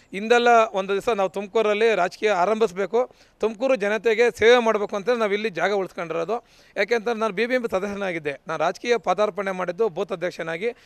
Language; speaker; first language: Kannada; native; Kannada